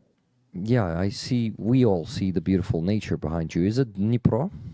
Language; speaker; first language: English; non-native, fluent; Ukrainian